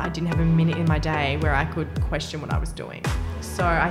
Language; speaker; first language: English; native; English